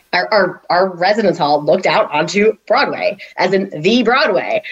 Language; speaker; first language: English; native; English